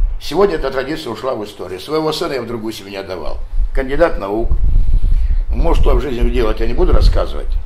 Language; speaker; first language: Russian; non-native, local second language; Adyghe